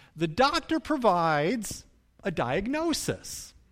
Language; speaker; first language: English; native; English